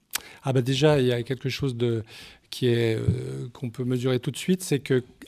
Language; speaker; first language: French; native; French